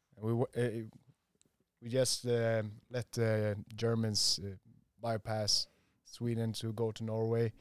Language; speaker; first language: English; non-native, fluent; Swedish